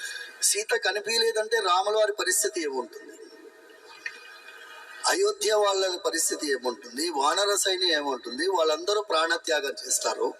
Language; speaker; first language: Telugu; native; Telugu